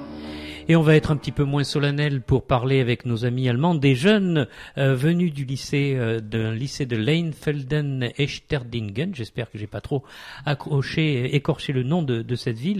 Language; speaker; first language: French; native; French